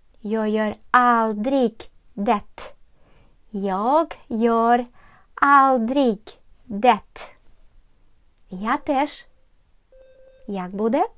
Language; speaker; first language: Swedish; non-native, fluent; Ukrainian